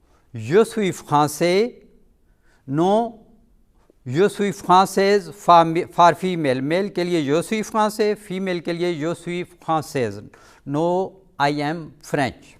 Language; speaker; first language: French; non-native, fluent; Urdu